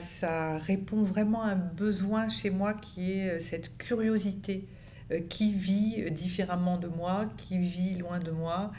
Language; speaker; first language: French; native; French